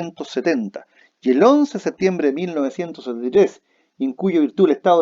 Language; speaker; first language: Spanish; native; Spanish